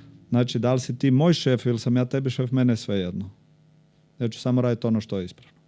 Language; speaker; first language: Croatian; native; Croatian